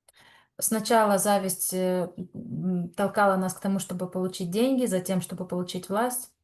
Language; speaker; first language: Russian; native; Russian